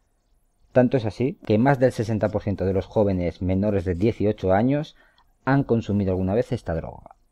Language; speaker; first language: Spanish; native; Spanish